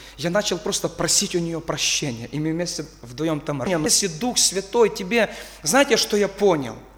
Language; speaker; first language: Russian; non-native, local second language; Ukrainian